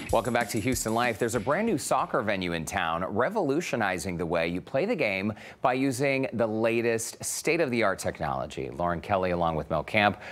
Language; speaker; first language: English; native; English